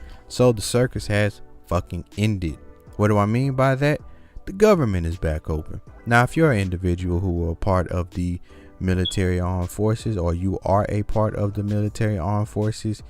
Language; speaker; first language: English; native; English